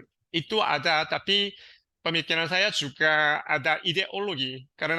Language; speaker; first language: Indonesian; non-native, learner; Korean